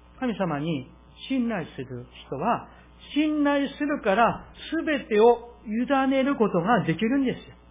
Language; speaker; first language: Japanese; non-native, fluent; Korean